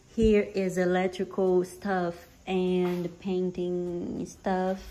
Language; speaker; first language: English; non-native, fluent; Portuguese